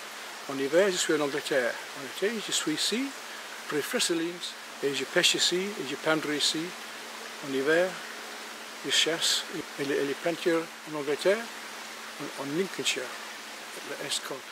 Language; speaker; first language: French; non-native, learner; English